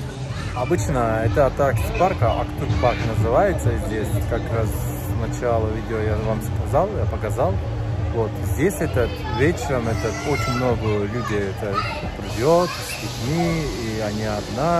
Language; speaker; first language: Russian; non-native, learner; Turkish